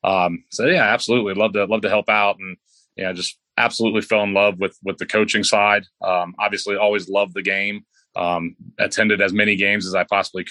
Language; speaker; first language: English; native; English